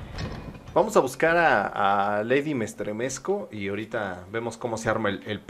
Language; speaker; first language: Spanish; native; Spanish